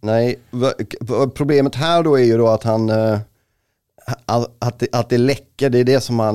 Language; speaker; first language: Swedish; native; Swedish